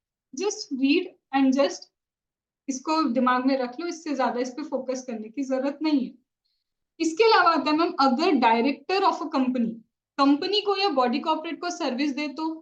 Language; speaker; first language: Hindi; native; Hindi